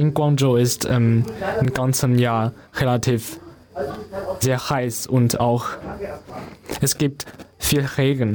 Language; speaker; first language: German; non-native, learner; Chinese